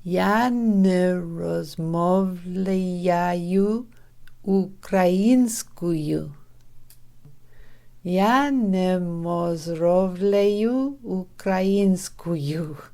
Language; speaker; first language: Ukrainian; non-native, learner; English